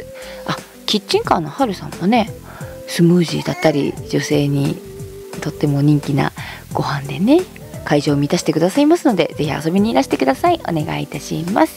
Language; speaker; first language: Japanese; native; Japanese